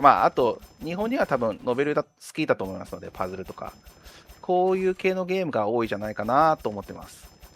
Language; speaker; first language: Japanese; non-native, fluent; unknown